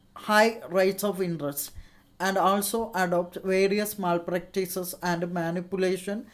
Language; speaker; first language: English; non-native, local second language; Malayalam